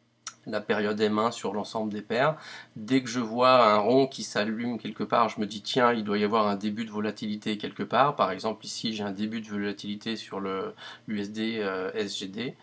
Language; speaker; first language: French; native; French